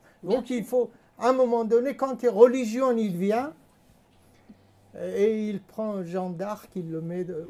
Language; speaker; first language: French; non-native, fluent; Persian